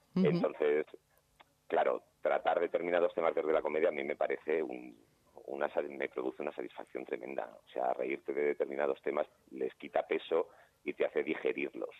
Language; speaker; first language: Spanish; native; Spanish